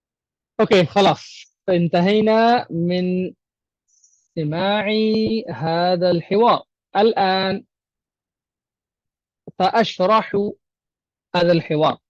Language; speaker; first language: Arabic; non-native, fluent; Urdu